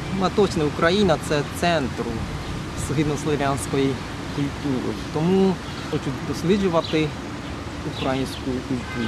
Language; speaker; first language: Ukrainian; non-native, fluent; Japanese